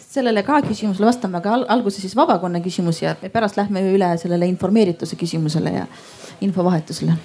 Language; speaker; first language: Estonian; non-native, local second language; Russian